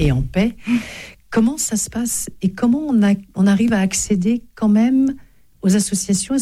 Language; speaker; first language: French; native; French